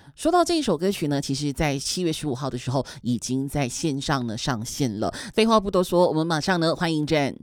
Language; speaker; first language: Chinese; native; Chinese